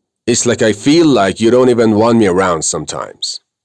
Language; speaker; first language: English; non-native, fluent; Persian